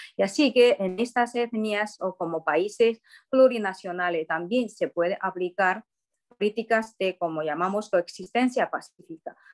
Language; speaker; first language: Spanish; non-native, fluent; Chinese